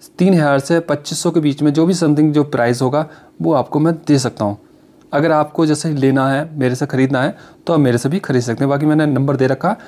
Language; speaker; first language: Hindi; native; Hindi